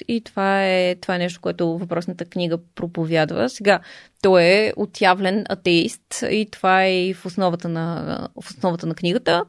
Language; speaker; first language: Bulgarian; native; Bulgarian